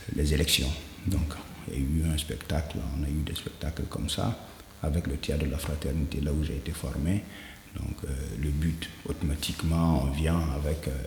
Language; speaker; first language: French; non-native, local second language; Mossi